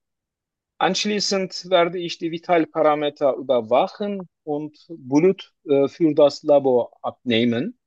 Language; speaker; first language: German; non-native, learner; Turkish